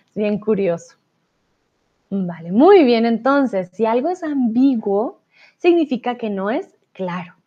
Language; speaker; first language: Spanish; native; Spanish